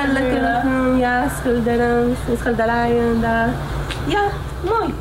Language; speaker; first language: Dutch; non-native, learner; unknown